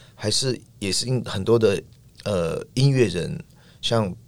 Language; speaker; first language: Chinese; non-native, local second language; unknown